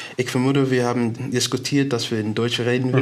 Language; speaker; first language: German; non-native, learner; English